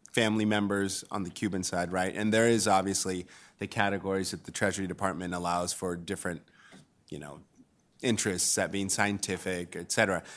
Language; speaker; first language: English; non-native, fluent; Spanish